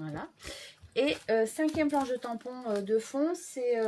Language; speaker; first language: French; native; French